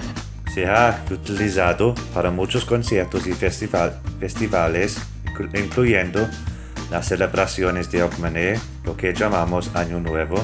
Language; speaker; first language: Spanish; non-native, fluent; English